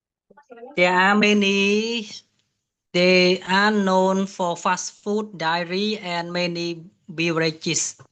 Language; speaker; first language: English; non-native, learner; Khmer